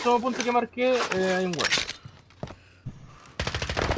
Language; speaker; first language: Spanish; native; Spanish